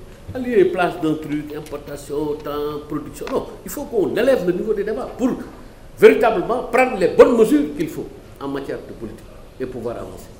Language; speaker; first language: French; non-native, local second language; Wolof